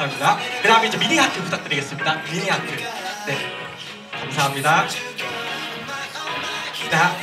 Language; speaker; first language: Korean; non-native, fluent; Thai